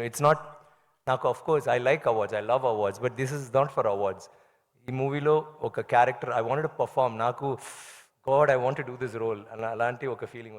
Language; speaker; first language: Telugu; non-native, learner; Tamil